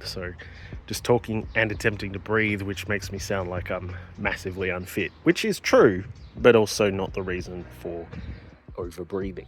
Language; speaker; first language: English; native; English